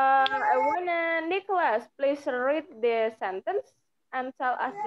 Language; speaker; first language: English; non-native, fluent; Indonesian